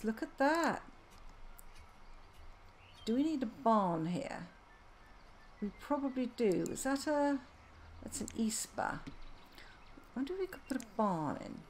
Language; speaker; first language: English; native; English